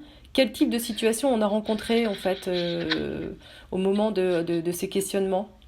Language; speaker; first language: French; native; French